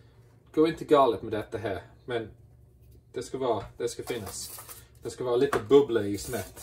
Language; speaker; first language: Swedish; non-native, fluent; English